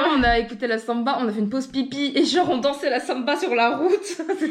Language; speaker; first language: French; native; French